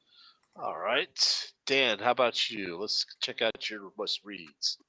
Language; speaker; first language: English; native; English